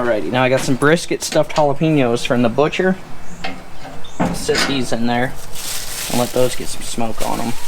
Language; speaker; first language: English; native; English